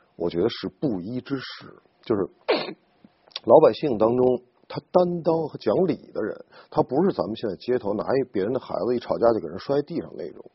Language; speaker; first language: Chinese; native; Chinese